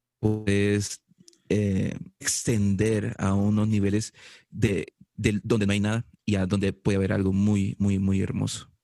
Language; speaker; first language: Spanish; native; Spanish